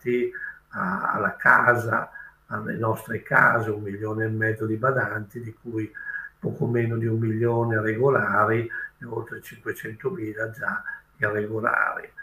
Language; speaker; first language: Italian; native; Italian